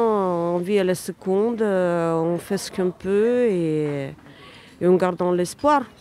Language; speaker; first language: French; non-native, fluent; Ukrainian